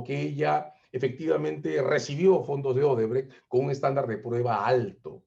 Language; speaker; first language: Spanish; native; Spanish